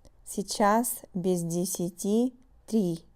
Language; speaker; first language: Russian; non-native, fluent; English